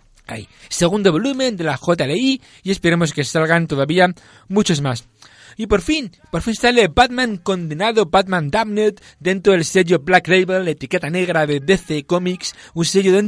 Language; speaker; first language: Spanish; native; Spanish